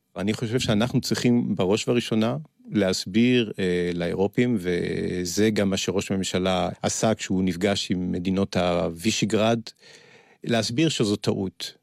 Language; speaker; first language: Hebrew; early bilingual, other home language; French